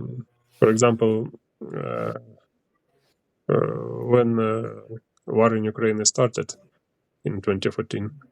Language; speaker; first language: English; non-native, learner; Ukrainian